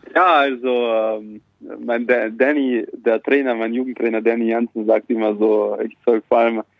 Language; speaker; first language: German; native; German